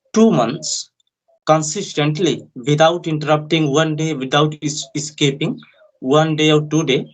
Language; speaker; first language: English; non-native, learner; Hindi